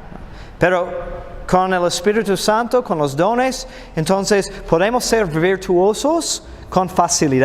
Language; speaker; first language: Spanish; non-native, fluent; English